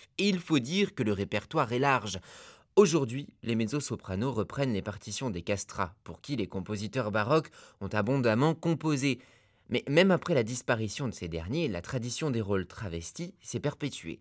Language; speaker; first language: French; native; French